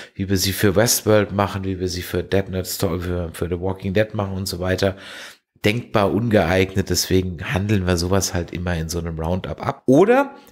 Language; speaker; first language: German; native; German